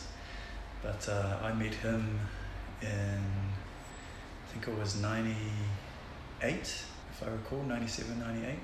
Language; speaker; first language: English; non-native, local second language; Tongan